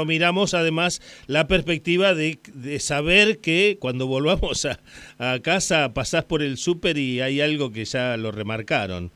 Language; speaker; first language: Spanish; native; Spanish